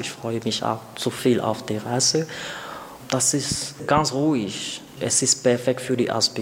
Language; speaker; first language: German; non-native, learner; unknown